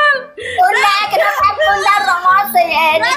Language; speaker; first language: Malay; non-native, learner; Vietnamese